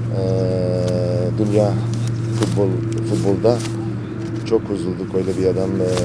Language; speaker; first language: Turkish; non-native, learner; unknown